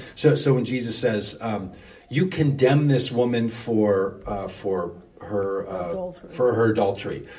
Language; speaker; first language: English; native; English